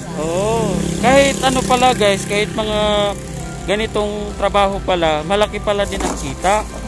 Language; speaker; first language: Filipino; non-native, local second language; Cebuano